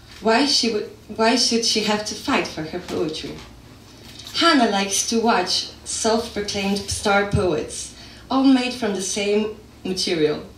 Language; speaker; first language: English; non-native, fluent; Slovenian